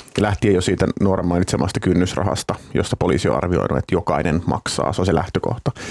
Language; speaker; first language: Finnish; native; Finnish